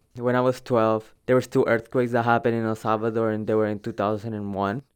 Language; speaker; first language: English; early bilingual, other home language; Spanish